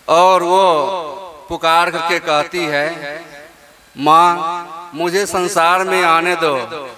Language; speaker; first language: Hindi; native; Hindi